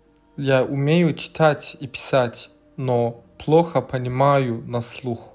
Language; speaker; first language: Russian; non-native, learner; Turkish